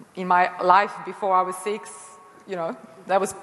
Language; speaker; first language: English; non-native, fluent; Serbian